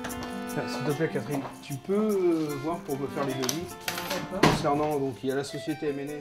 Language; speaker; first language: French; native; French